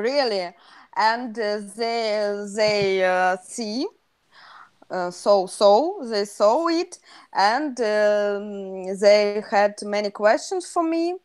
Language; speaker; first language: English; non-native, learner; Russian